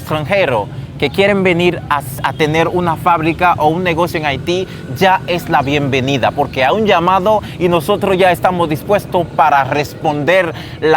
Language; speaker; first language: Spanish; non-native, fluent; Haitian Creole